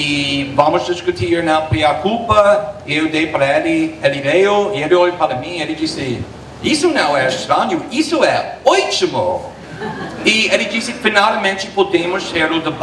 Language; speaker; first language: Portuguese; non-native, fluent; English